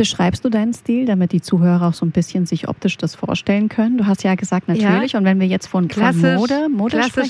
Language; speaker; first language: German; native; German